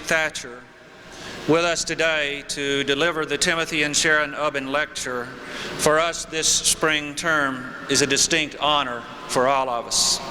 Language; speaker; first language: English; native; English